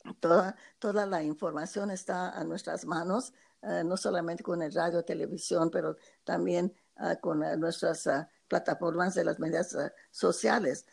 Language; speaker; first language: Spanish; early bilingual, heritage; Spanish